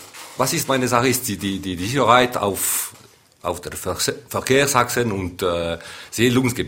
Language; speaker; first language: German; non-native, local second language; French